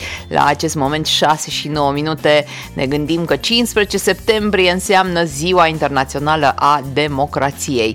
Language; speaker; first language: Romanian; native; Romanian